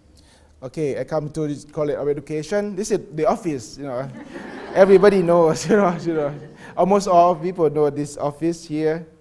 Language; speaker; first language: English; non-native, learner; Thai